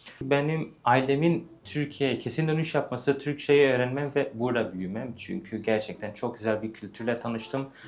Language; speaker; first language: Turkish; early bilingual, heritage; English